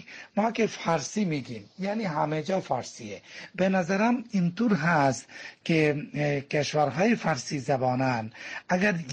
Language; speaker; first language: Persian; non-native, fluent; Bangla